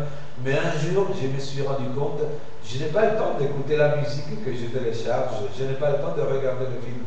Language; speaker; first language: French; non-native, fluent; Spanish